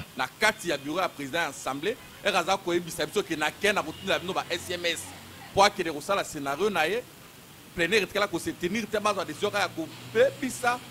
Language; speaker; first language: Lingala; native; Lingala